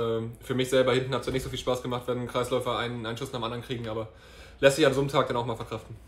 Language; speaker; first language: German; native; German